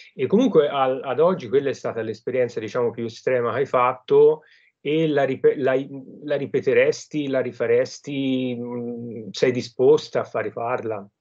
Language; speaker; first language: Italian; native; Italian